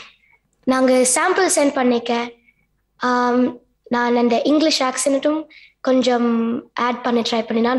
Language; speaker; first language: Tamil; early bilingual, heritage; Tamil